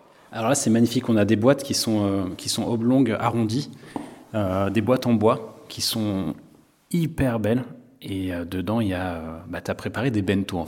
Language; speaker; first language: French; native; French